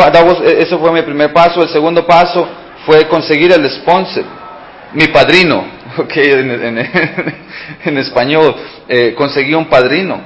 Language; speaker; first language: Spanish; early bilingual, heritage; Spanish